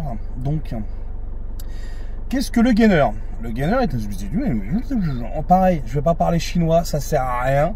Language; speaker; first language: French; native; French